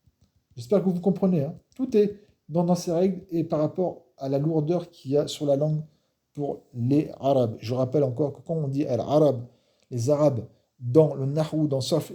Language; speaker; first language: French; non-native, fluent; Arabic